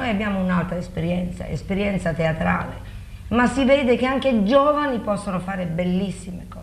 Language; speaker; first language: Italian; non-native, fluent; Serbian